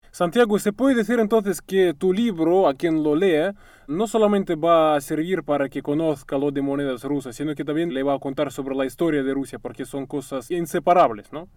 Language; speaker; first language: Spanish; non-native, fluent; Russian